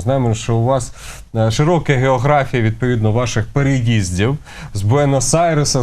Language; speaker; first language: Ukrainian; native; Ukrainian